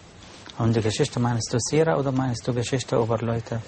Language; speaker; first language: German; non-native, learner; Arabic